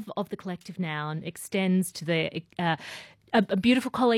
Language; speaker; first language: English; native; English